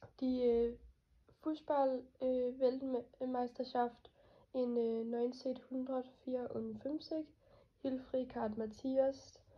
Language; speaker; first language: German; non-native, learner; Norwegian